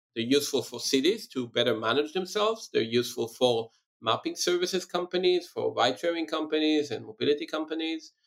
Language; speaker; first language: English; non-native, fluent; Hebrew